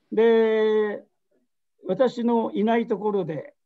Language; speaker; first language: Japanese; native; Japanese